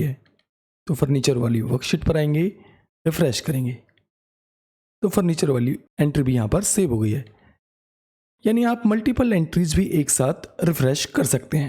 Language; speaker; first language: Hindi; native; Hindi